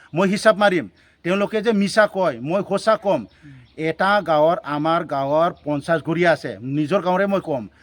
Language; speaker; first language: Assamese; non-native, local second language; Bodo